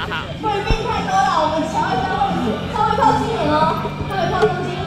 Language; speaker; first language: Chinese; native; Chinese